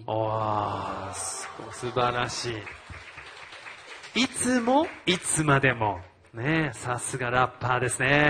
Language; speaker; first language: Japanese; native; Japanese